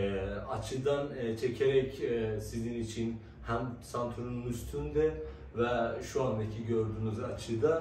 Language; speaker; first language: Turkish; non-native, fluent; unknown